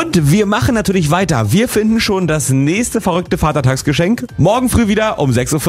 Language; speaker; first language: German; native; German